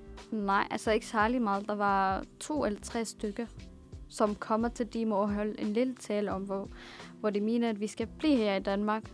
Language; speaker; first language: Danish; non-native, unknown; Arabic